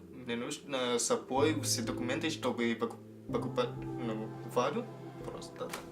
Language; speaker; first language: Russian; non-native, fluent; Thai